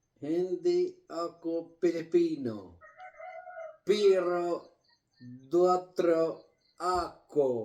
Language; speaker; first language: Filipino; non-native, learner; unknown